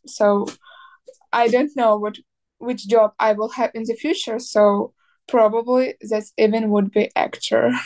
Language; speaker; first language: English; non-native, learner; Ukrainian